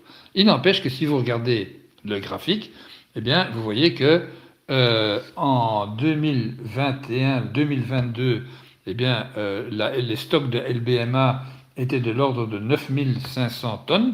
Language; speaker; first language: French; native; French